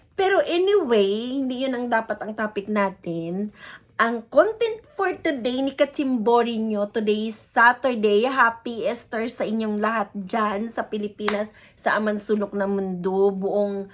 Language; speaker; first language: Filipino; non-native, local second language; Hiligaynon